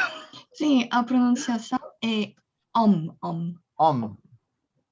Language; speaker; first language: Portuguese; non-native, fluent; Korean